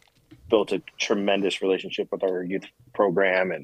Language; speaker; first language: English; native; English